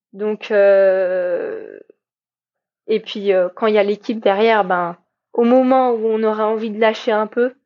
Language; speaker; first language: French; native; French